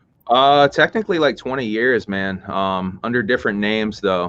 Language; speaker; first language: English; native; English